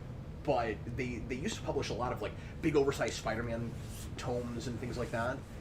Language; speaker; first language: English; native; English